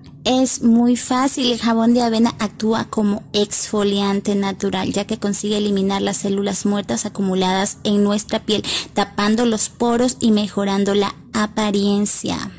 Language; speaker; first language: Spanish; native; Spanish